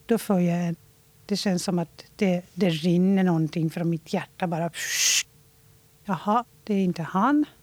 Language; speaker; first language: Swedish; non-native, fluent; Persian